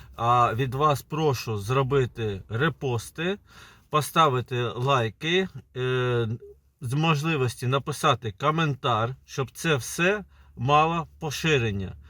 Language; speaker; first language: Ukrainian; native; Ukrainian